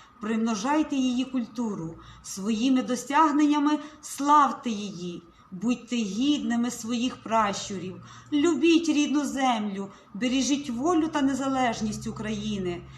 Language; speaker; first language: Ukrainian; native; Ukrainian